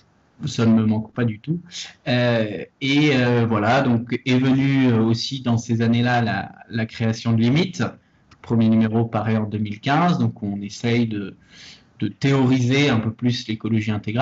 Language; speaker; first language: French; native; French